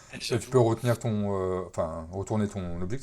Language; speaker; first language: French; native; French